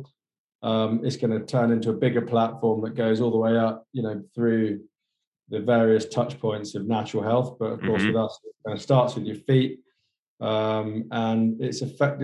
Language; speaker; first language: English; native; English